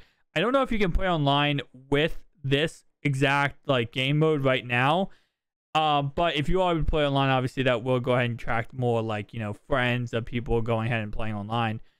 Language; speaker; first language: English; native; English